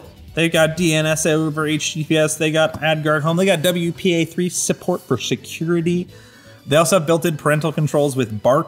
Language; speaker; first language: English; native; English